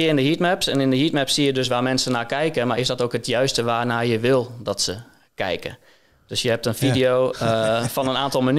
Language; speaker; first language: Dutch; native; Dutch